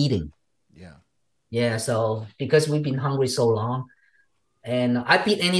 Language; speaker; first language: English; non-native, fluent; Vietnamese